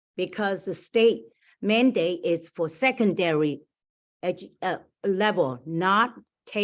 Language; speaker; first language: English; non-native, learner; Chinese